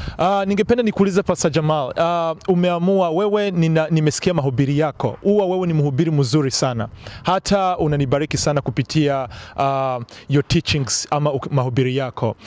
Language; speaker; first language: Swahili; non-native, local second language; Kinyarwanda